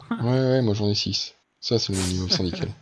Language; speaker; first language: French; native; French